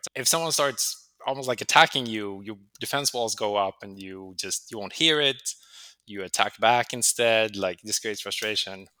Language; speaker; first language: English; non-native, fluent; Swedish